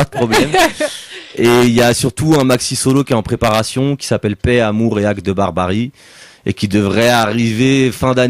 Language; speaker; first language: French; native; French